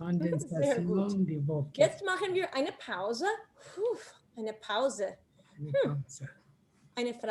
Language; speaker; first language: German; non-native, fluent; English